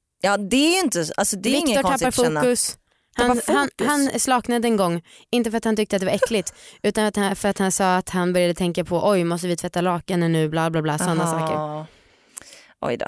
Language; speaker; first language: Swedish; native; Swedish